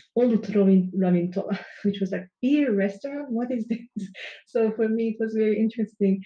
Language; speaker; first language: English; non-native, fluent; Turkish